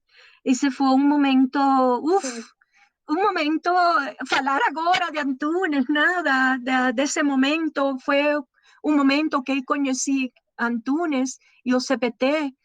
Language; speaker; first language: Portuguese; non-native, learner; Spanish